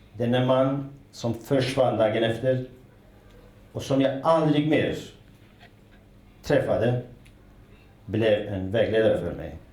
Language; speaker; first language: Swedish; non-native, fluent; Kurdish